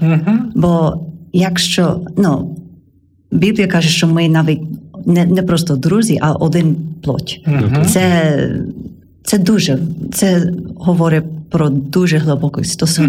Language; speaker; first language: Ukrainian; non-native, learner; English